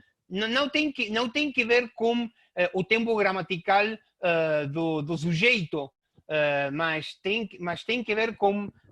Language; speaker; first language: Portuguese; non-native, fluent; Spanish